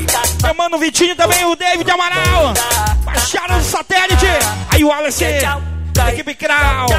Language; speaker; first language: Portuguese; native; Portuguese